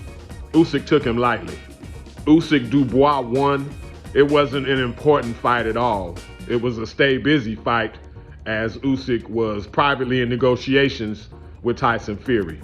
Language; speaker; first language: English; native; English